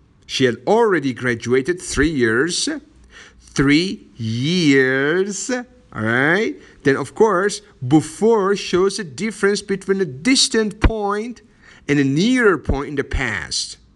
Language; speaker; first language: English; non-native, fluent; Persian